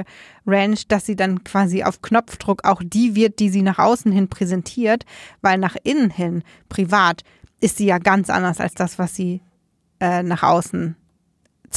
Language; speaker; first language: German; native; German